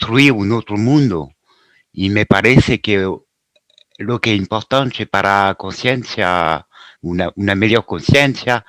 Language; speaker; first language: Spanish; non-native, learner; Portuguese